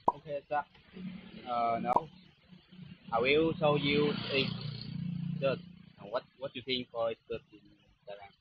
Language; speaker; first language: English; non-native, learner; Vietnamese